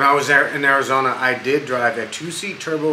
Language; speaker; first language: English; native; English